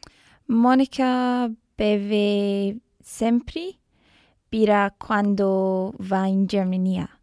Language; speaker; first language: Italian; non-native, learner; English